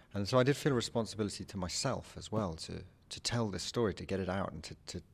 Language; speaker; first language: English; native; English